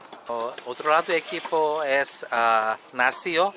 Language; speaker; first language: Spanish; non-native, learner; Korean